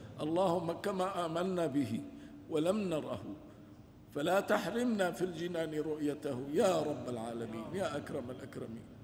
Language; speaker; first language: Arabic; non-native, local second language; Kurdish